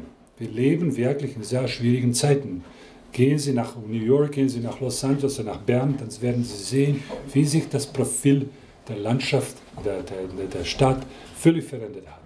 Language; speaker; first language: German; non-native, fluent; Croatian